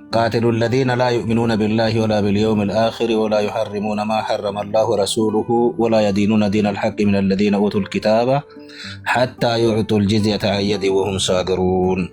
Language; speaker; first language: Amharic; non-native, local second language; Oromo